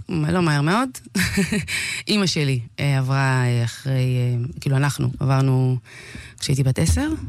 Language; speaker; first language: Hebrew; early bilingual, other home language; Amharic